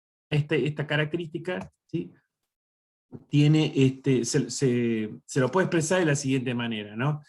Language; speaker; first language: Spanish; native; Spanish